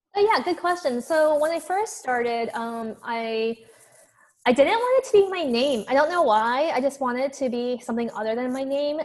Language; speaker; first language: English; native; English